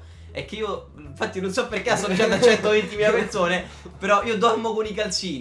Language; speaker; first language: Italian; native; Italian